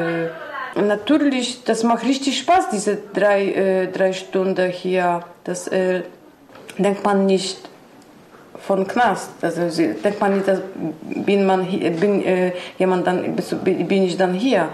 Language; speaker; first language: German; non-native, learner; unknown